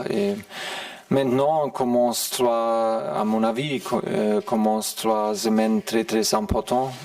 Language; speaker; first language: French; non-native, fluent; German